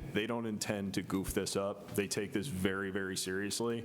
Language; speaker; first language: English; native; English